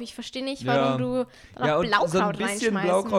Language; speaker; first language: German; native; German